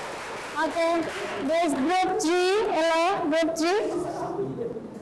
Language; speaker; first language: English; non-native, learner; Indonesian